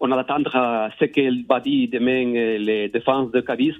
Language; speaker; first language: French; non-native, learner; Spanish